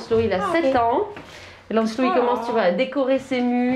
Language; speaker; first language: French; native; French